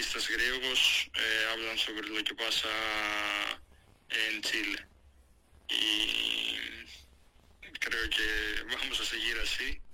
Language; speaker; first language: Spanish; non-native, fluent; Greek